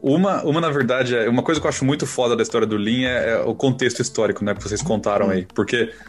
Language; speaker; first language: Portuguese; native; Portuguese